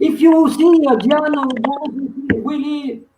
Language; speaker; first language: English; non-native, learner; French